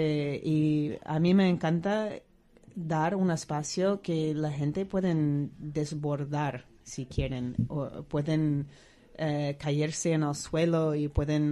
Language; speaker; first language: Spanish; non-native, fluent; English